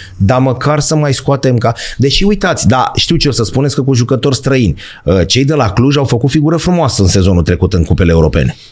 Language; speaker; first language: Romanian; native; Romanian